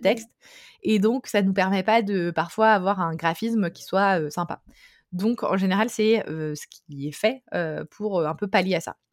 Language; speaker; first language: French; native; French